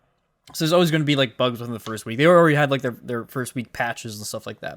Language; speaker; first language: English; native; English